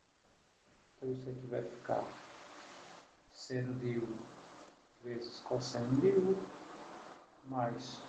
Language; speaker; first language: Portuguese; native; Portuguese